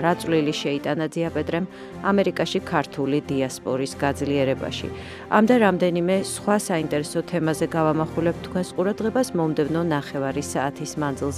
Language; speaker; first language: Georgian; native; Georgian